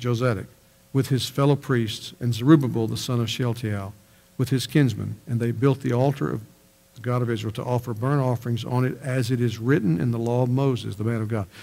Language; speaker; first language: English; native; English